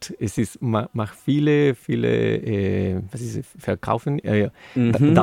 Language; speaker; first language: German; non-native, learner; Spanish